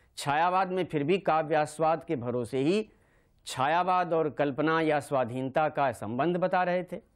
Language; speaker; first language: Hindi; native; Hindi